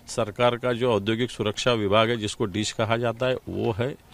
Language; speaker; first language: Hindi; non-native, local second language; Marathi